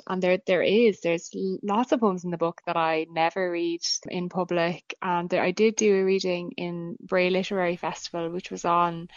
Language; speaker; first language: English; native; English